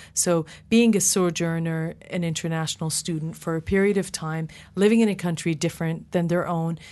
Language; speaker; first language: English; early bilingual, other home language; Persian